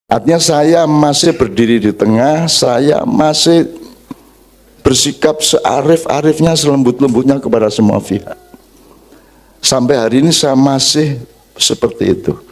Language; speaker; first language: Indonesian; non-native, local second language; Javanese